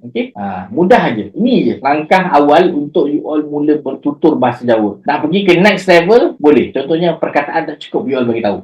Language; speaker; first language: Malay; native; Malay